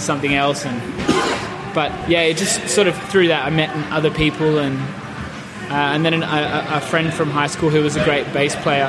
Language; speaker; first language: English; native; English